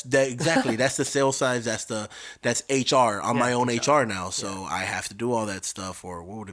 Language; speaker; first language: English; native; English